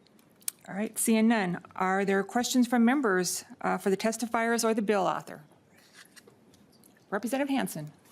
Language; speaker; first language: English; native; English